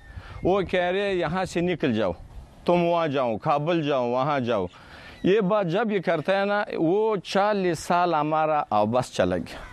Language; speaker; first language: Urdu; non-native, local second language; Pashto